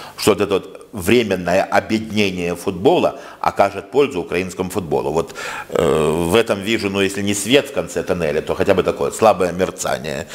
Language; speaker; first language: Russian; native; Russian